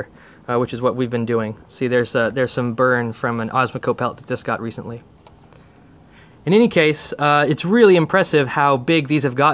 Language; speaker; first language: English; native; English